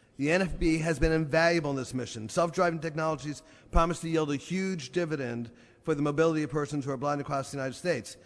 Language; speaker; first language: English; native; English